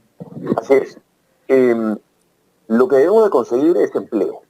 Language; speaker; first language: Spanish; native; Spanish